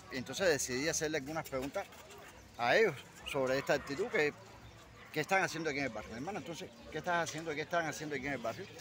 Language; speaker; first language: Spanish; native; Spanish